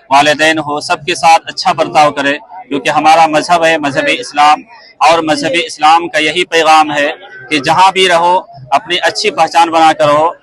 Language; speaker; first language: Urdu; native; Urdu